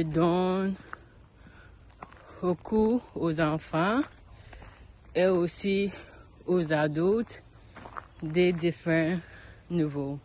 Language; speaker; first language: French; non-native, learner; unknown